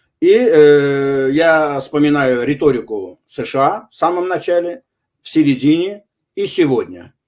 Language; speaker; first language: Russian; non-native, local second language; Azerbaijani